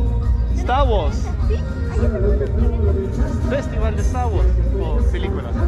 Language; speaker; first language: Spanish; non-native, learner; Danish